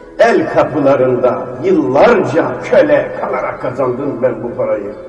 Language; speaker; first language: Turkish; native; Turkish